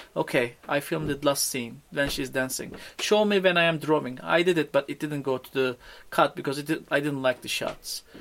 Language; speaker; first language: English; non-native, fluent; Turkish